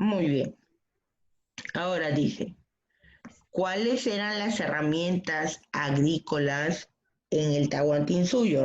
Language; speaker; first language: Spanish; native; Spanish